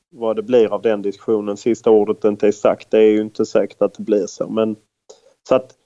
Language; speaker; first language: Swedish; native; Swedish